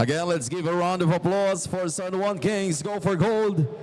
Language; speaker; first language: English; non-native, local second language; Filipino